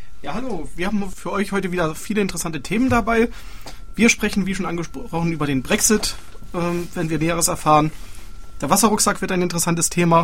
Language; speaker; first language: German; native; German